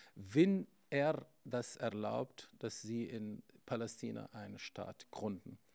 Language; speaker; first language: German; non-native, fluent; Arabic